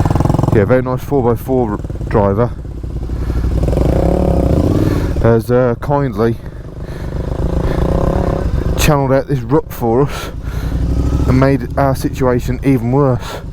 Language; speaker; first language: English; native; English